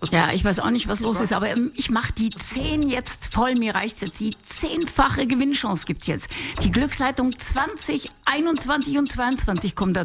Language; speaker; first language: German; native; German